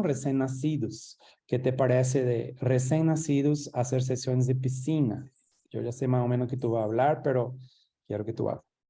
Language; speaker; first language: Spanish; non-native, fluent; Portuguese